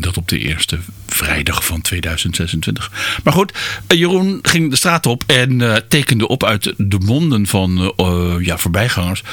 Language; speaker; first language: Dutch; native; Dutch